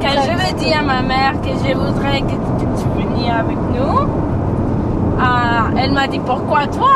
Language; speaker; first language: French; non-native, learner; Spanish